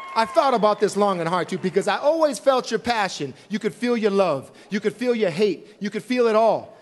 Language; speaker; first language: English; native; English